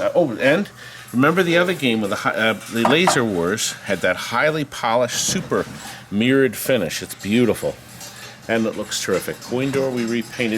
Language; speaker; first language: English; native; English